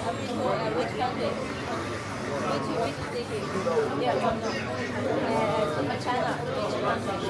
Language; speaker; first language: English; non-native, learner; Chinese